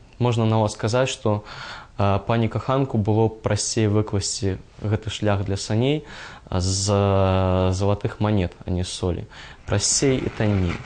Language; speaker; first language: Belarusian; native; Belarusian